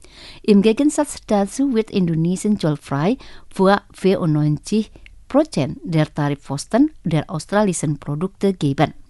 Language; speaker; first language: German; non-native, fluent; Indonesian